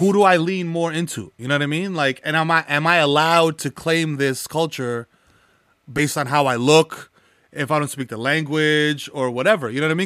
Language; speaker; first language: English; early bilingual, other home language; Spanish